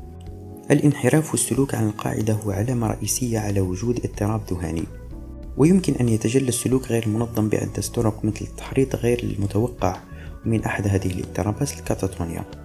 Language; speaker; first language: Arabic; native; Arabic